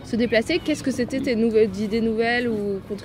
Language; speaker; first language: French; native; French